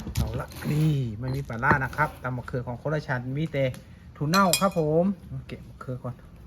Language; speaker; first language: Thai; non-native, local second language; Shan